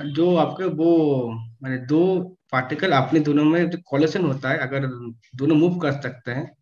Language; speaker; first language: Hindi; non-native, local second language; Bangla